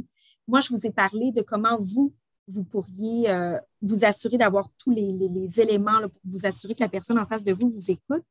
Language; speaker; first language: French; native; French